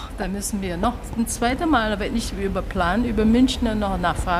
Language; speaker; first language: German; non-native, learner; Chinese